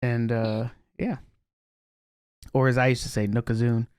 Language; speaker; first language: English; native; English